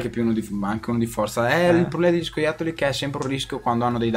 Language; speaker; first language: Italian; native; Italian